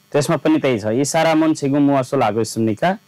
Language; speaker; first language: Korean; non-native, fluent; Nepali